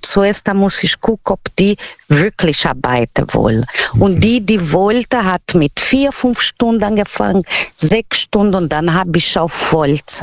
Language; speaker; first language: German; non-native, learner; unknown